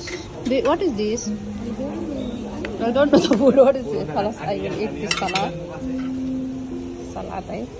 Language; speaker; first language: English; non-native, learner; Nepali